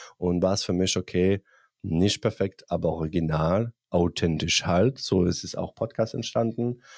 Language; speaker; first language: German; non-native, fluent; Bosnian